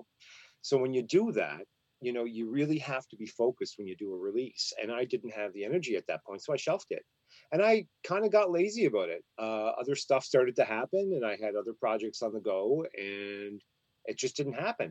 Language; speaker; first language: English; native; English